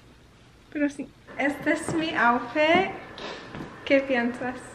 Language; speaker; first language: Spanish; early bilingual, heritage; Spanish